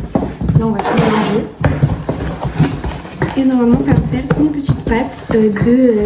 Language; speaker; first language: French; native; French